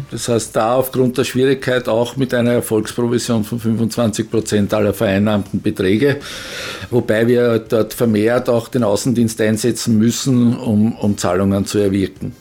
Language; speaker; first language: German; native; German